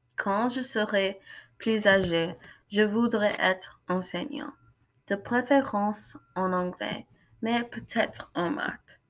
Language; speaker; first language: French; non-native, learner; English